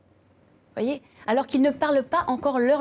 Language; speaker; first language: French; native; French